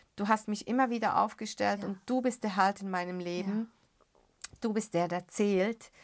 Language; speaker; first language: German; early bilingual, other home language; Arabic